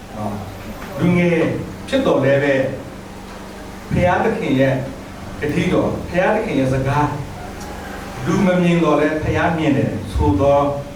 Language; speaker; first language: Burmese; non-native, local second language; S'gaw Karen